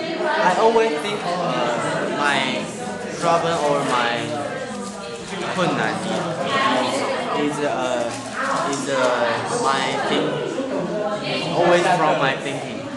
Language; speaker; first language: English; non-native, learner; Chinese